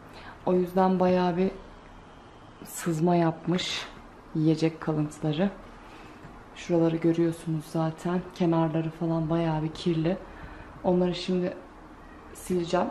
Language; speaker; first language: Turkish; native; Turkish